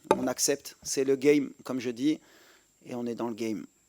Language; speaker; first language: French; native; French